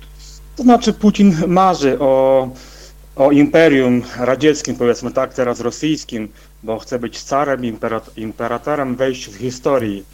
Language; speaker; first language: Polish; non-native, fluent; Ukrainian